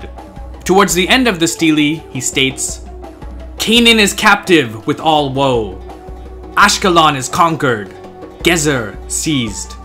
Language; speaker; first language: English; native; English